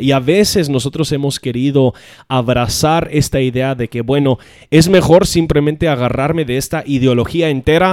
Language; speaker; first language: Spanish; non-native, fluent; English